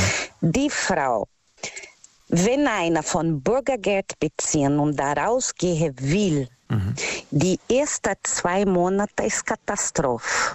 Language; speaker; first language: German; non-native, learner; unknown